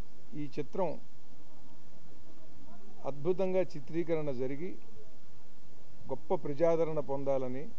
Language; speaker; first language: Telugu; native; Telugu